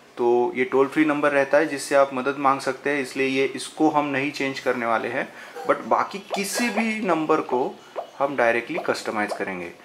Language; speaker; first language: Hindi; non-native, local second language; Marathi